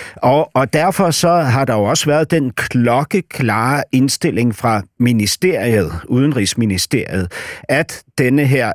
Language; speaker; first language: Danish; native; Danish